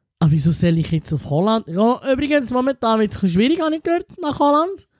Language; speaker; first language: German; early bilingual, other home language; Italian